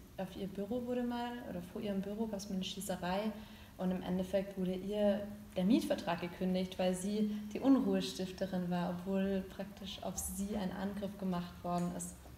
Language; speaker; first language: German; native; German